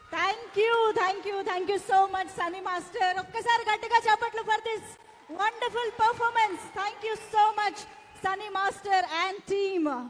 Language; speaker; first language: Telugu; native; Telugu